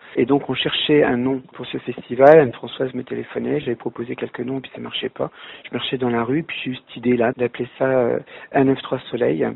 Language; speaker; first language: French; native; French